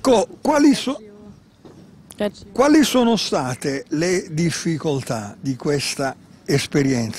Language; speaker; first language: Italian; native; Italian